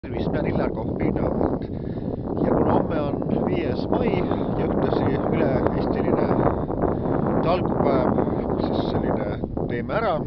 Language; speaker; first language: Estonian; native; Estonian